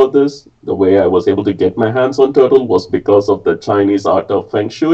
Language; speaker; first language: English; non-native, local second language; Tamil